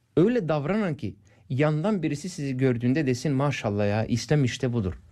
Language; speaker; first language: Turkish; early bilingual, heritage; Turkish